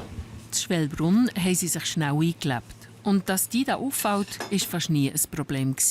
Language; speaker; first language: German; native; German